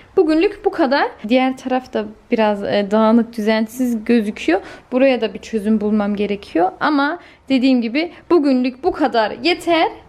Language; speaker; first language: Turkish; early bilingual, heritage; Turkish